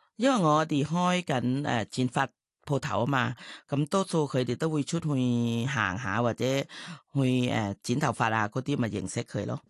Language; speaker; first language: Cantonese; non-native, fluent; Thai